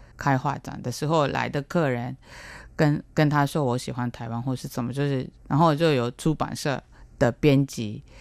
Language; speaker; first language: Chinese; non-native, fluent; Japanese